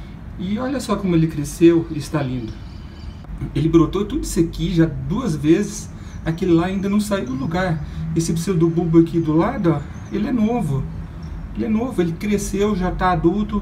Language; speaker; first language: Portuguese; native; Portuguese